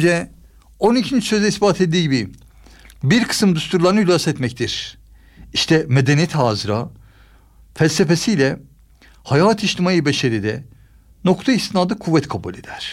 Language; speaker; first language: Turkish; native; Turkish